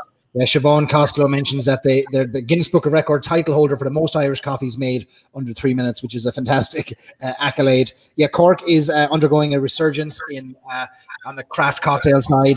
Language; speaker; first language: English; native; English